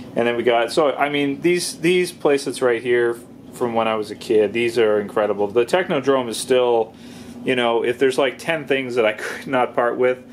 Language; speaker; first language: English; native; English